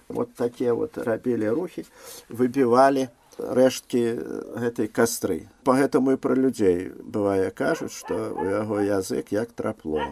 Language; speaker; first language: Belarusian; native; Belarusian